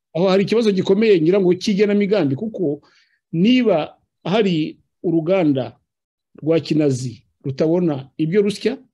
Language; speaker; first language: Kinyarwanda; native; Kinyarwanda